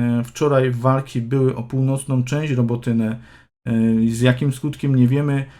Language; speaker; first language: Polish; native; Polish